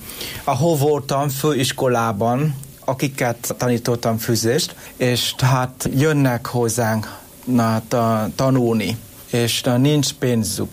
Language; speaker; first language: Hungarian; non-native, learner; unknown